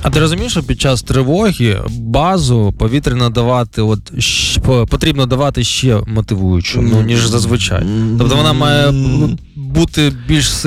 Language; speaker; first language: Ukrainian; native; Ukrainian